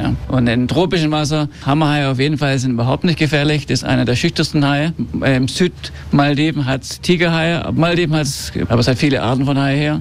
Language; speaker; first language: German; early bilingual, heritage; German